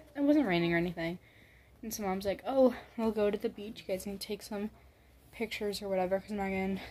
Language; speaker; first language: English; native; English